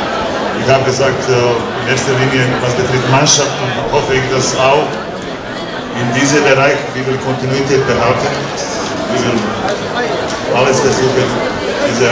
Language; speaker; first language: German; non-native, learner; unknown